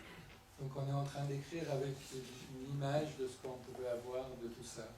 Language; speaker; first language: French; non-native, fluent; Persian